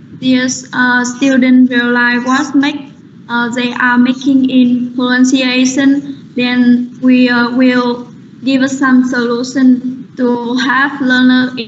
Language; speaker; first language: English; non-native, learner; Vietnamese